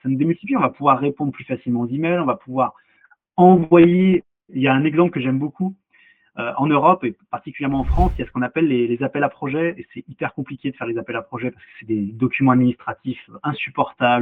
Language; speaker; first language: French; native; French